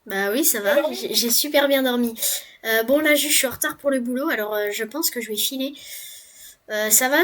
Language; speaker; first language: French; native; French